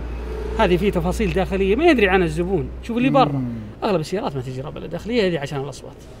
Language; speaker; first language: Arabic; native; Arabic